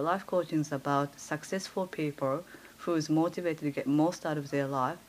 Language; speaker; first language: English; early bilingual, other home language; Japanese